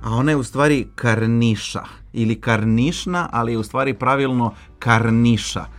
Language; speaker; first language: Serbian; non-native, local second language; Hungarian